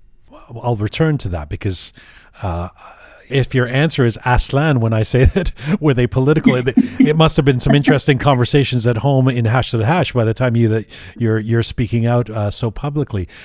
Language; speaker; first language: English; early bilingual, other home language; Persian